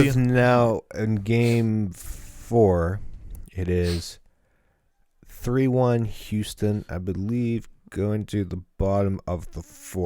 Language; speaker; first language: English; native; English